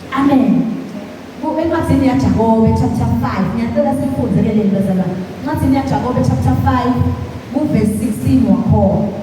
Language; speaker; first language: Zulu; non-native, local second language; Swati